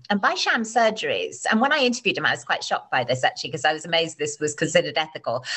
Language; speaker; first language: English; native; English